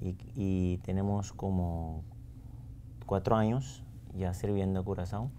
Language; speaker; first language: Spanish; non-native, fluent; Papiamento